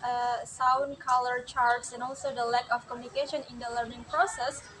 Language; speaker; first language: English; non-native, learner; Indonesian